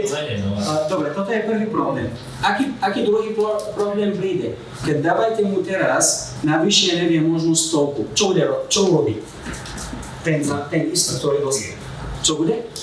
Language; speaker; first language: Slovak; non-native, fluent; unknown